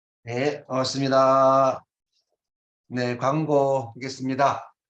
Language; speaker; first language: Korean; native; Korean